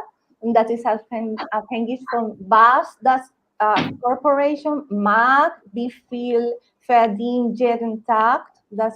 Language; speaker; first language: German; non-native, learner; Spanish